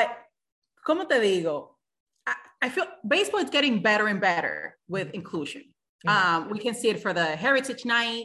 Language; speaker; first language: English; non-native, fluent; Spanish